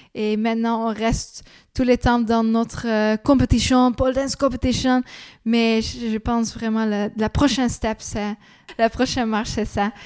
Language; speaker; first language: French; non-native, learner; Dutch